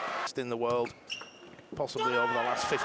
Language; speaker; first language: English; native; English